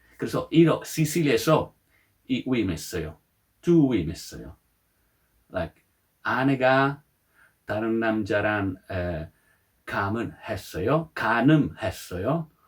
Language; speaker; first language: Korean; non-native, learner; Italian